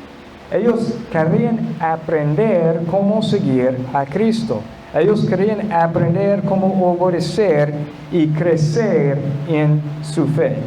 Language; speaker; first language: Spanish; non-native, fluent; English